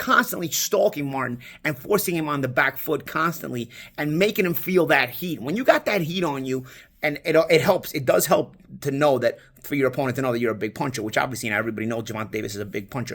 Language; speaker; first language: English; native; English